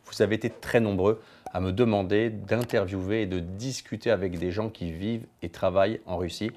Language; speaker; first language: French; native; French